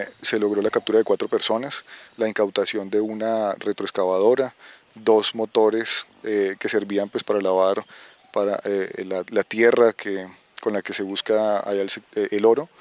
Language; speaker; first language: Spanish; native; Spanish